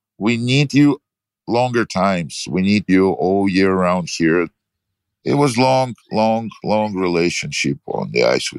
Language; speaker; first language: English; non-native, learner; Ukrainian